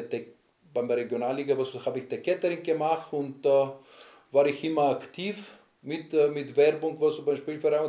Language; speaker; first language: German; non-native, learner; Greek